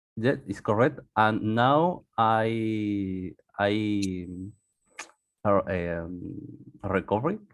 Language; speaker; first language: English; non-native, learner; Spanish